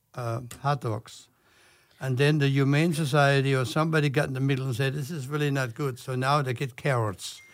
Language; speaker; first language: English; non-native, fluent; German